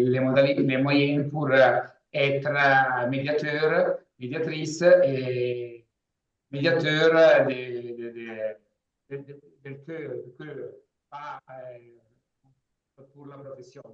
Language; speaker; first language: French; non-native, learner; Italian